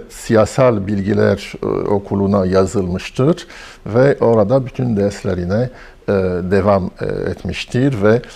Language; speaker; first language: Turkish; non-native, fluent; French